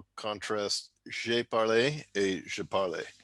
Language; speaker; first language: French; non-native, fluent; English